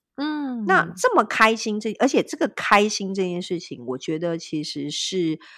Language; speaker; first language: Chinese; native; Chinese